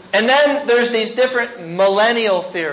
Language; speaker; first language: English; native; English